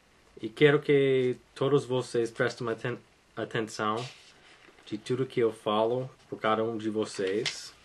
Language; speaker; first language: Portuguese; non-native, fluent; English